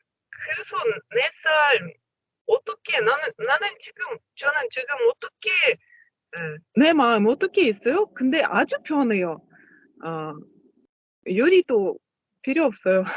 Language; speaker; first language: Korean; non-native, learner; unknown